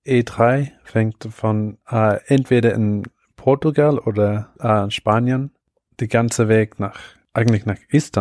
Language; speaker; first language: German; non-native, fluent; English